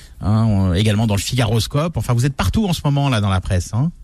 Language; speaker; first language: French; native; French